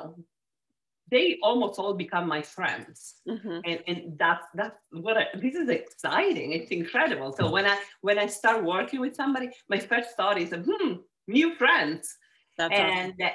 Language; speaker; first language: English; non-native, fluent; Italian